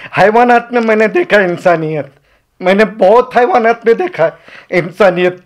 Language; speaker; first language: Hindi; non-native, local second language; Urdu